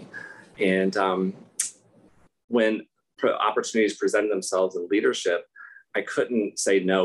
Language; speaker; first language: English; native; English